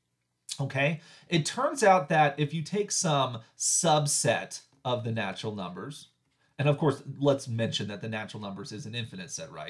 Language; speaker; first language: English; native; English